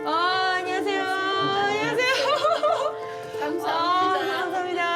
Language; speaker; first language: Korean; early bilingual, heritage; English